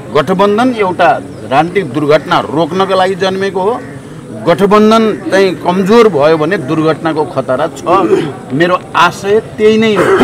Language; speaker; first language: Nepali; native; Nepali